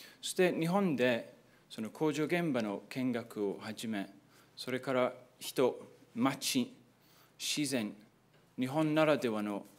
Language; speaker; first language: Japanese; non-native, fluent; English